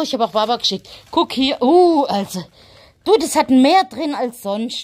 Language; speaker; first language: German; native; German